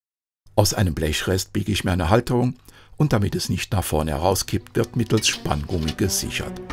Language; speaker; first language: German; native; German